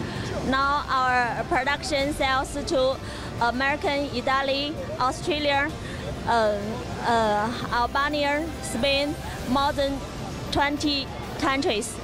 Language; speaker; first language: English; non-native, learner; Chinese